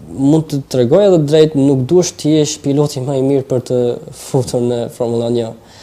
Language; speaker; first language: Albanian; early bilingual, heritage; Albanian